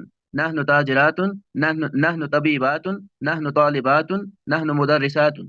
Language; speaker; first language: Arabic; non-native, learner; Urdu